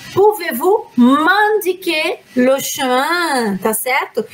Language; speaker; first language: French; non-native, fluent; Portuguese